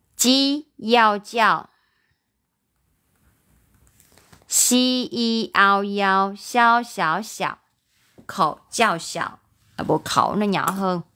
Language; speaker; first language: Chinese; non-native, learner; Vietnamese